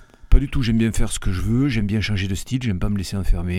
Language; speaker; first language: French; native; French